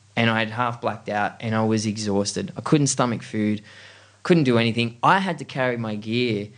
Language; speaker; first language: English; native; English